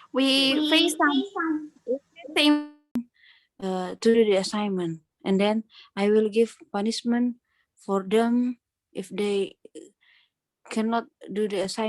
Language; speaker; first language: English; non-native, learner; Indonesian